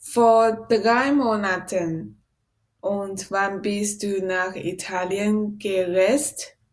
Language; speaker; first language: German; non-native, learner; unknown